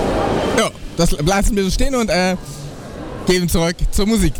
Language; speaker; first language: German; native; German